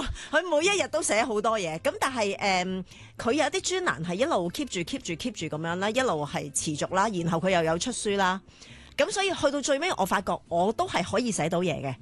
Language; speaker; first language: Cantonese; native; Cantonese